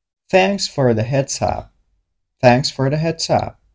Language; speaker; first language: English; non-native, fluent; Persian